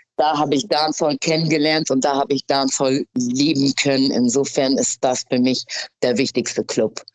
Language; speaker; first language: German; early bilingual, other home language; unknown